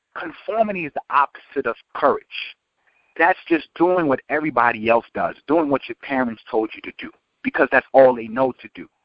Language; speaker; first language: English; native; English